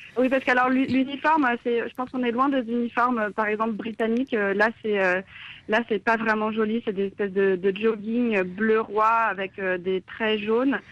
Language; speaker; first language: French; native; French